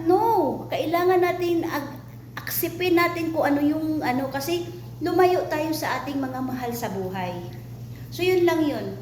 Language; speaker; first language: Filipino; non-native, local second language; Cebuano